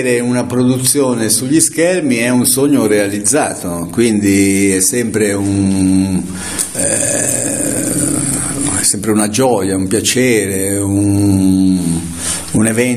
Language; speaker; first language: Italian; native; Italian